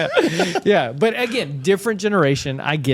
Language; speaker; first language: English; native; English